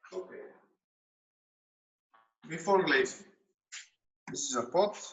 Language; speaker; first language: English; non-native, learner; Spanish